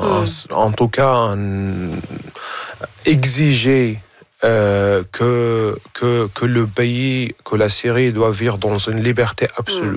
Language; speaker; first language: French; non-native, fluent; Arabic